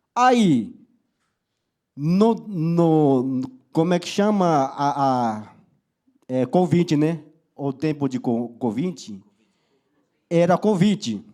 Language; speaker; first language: Portuguese; non-native, local second language; Yanomámi